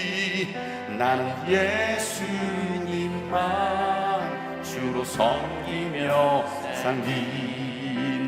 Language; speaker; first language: Korean; native; Korean